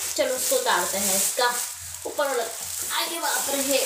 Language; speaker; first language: Hindi; native; Hindi